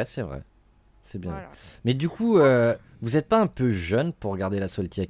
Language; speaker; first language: French; native; French